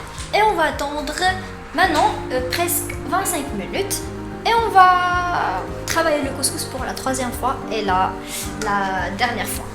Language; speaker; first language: French; non-native, local second language; Arabic